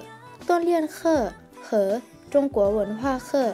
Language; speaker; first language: Chinese; non-native, learner; Thai